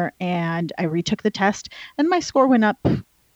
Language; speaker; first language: English; early bilingual, other home language; Spanish